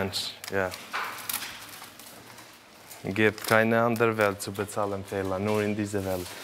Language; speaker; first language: German; non-native, learner; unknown